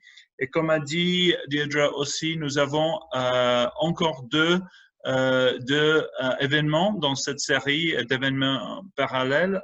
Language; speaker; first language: French; non-native, fluent; English